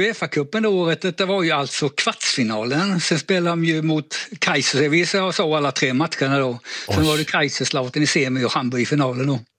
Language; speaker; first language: Swedish; native; Swedish